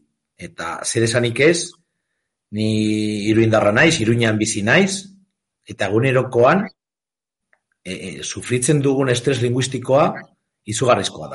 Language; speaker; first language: Basque; native; Basque